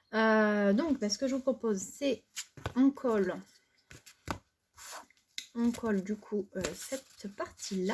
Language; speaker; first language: French; native; French